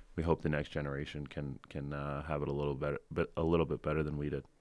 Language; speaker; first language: English; early bilingual, other home language; Ukrainian